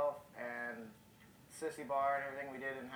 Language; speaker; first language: English; native; English